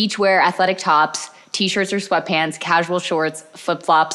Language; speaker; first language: English; native; English